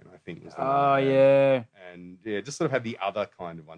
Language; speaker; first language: English; native; English